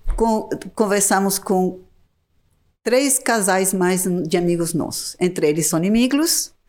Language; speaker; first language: Portuguese; non-native, fluent; Spanish